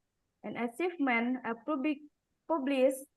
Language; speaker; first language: English; non-native, learner; Indonesian